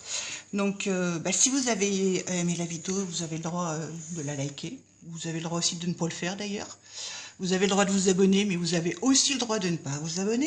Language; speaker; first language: French; native; French